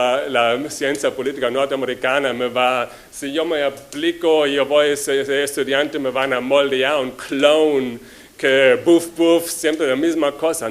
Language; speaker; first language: Spanish; non-native, fluent; German